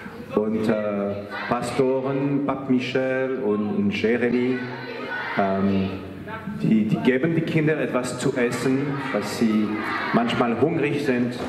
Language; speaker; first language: German; non-native, fluent; French